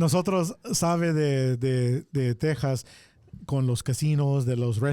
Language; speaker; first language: Spanish; non-native, learner; English